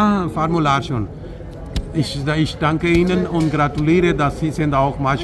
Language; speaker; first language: German; non-native, learner; Urdu